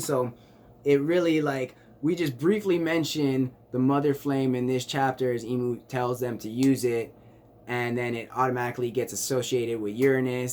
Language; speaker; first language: English; native; English